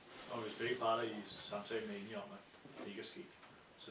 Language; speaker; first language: Danish; native; Danish